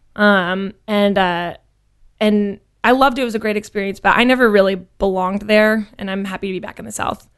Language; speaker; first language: English; native; English